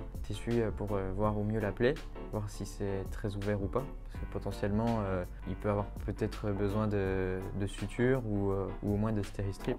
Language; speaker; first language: French; native; French